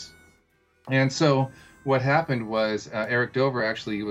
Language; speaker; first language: English; native; English